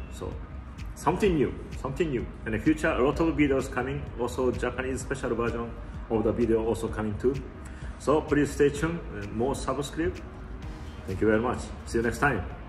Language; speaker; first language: English; non-native, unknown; Japanese